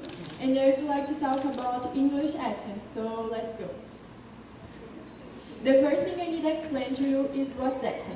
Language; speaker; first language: English; non-native, learner; Portuguese